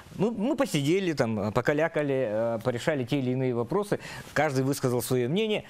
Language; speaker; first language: Russian; non-native, local second language; Yakut